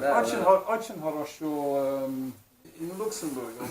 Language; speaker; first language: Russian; non-native, learner; English